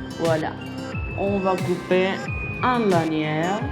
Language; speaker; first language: French; non-native, fluent; Spanish